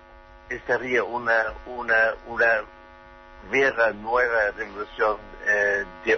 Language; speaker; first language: Spanish; non-native, learner; German